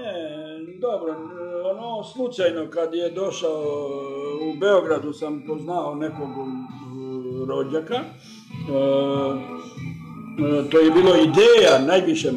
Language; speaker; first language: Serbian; early bilingual, heritage; Serbian